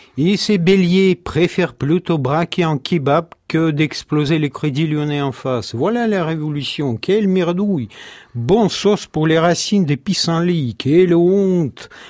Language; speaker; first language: French; non-native, fluent; Russian